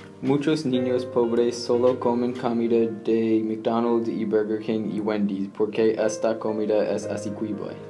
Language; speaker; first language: Spanish; non-native, learner; English